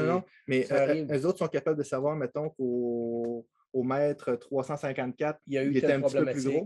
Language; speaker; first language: French; native; French